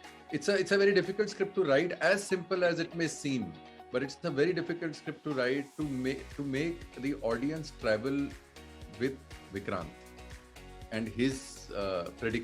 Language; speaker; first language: English; non-native, local second language; Hindi